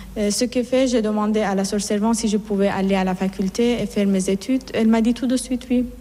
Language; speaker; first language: French; non-native, fluent; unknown